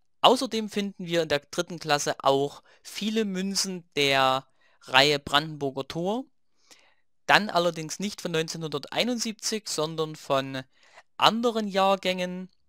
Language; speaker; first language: German; native; German